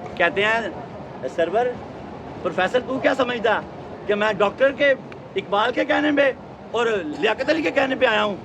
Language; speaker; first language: Urdu; non-native, local second language; Punjabi